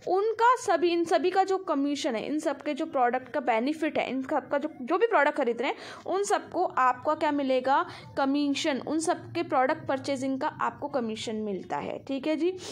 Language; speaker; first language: Hindi; non-native, local second language; Punjabi